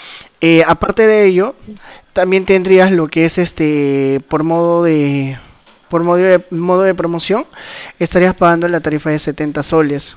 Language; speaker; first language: Spanish; native; Spanish